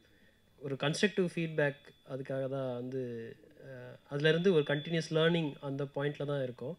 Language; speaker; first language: Tamil; native; Tamil